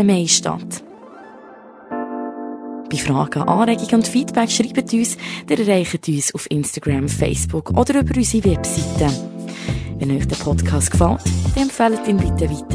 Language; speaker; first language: German; native; German